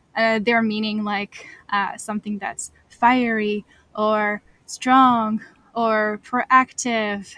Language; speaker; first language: English; non-native, fluent; French